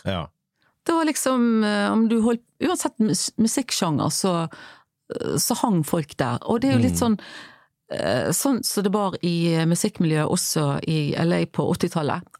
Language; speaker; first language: Norwegian; non-native, fluent; English